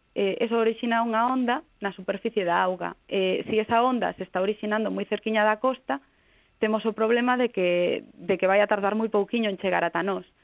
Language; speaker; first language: Galician; non-native, local second language; Spanish